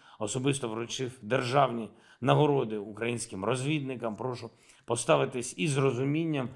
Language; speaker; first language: Ukrainian; non-native, local second language; Russian